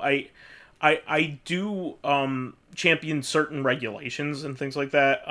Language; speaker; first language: English; native; English